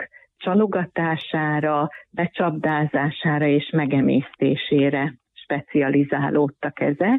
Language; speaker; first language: Hungarian; native; Hungarian